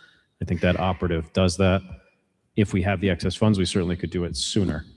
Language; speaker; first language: English; native; English